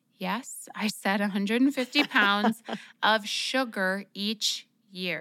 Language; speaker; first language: English; native; English